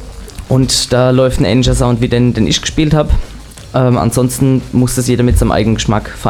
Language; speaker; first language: German; native; German